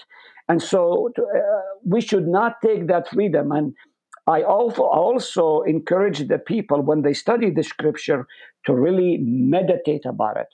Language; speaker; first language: English; non-native, fluent; Hebrew